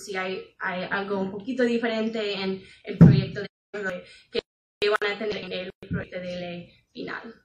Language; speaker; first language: Spanish; non-native, fluent; English